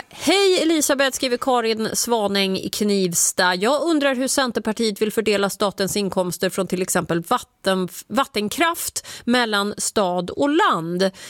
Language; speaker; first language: Swedish; native; Swedish